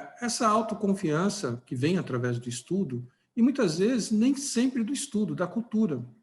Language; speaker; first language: Portuguese; native; Portuguese